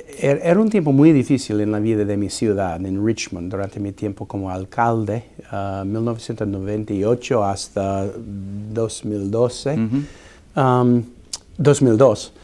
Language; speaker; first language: Spanish; non-native, fluent; English